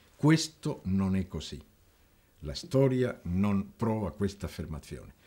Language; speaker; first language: Italian; non-native, fluent; Spanish